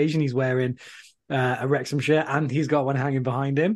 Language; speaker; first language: English; native; English